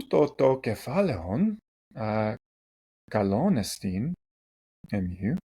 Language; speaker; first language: Greek; non-native, learner; English